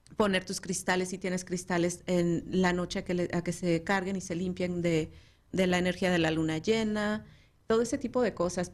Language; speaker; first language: Spanish; native; Spanish